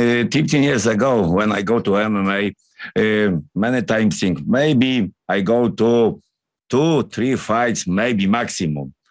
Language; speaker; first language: English; non-native, learner; Polish